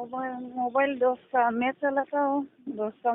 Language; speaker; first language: Hindi; non-native, local second language; Assamese